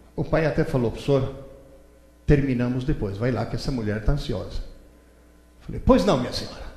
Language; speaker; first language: Portuguese; early bilingual, other home language; Italian